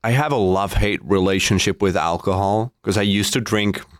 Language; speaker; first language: English; non-native, fluent; Czech